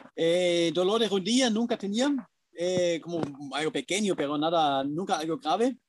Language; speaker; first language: Spanish; non-native, fluent; German